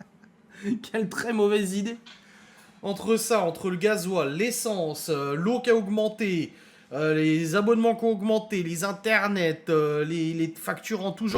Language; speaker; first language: French; native; French